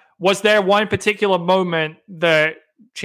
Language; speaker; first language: English; native; English